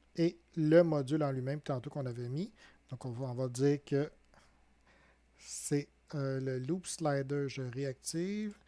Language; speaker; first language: French; native; French